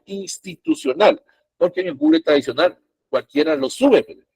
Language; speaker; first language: Spanish; native; Spanish